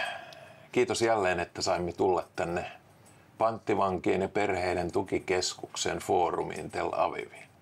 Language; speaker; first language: Finnish; native; Finnish